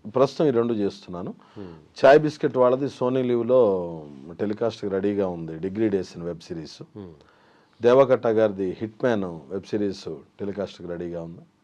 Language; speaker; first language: Telugu; native; Telugu